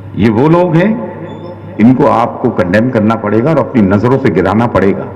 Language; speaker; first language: Urdu; native; Urdu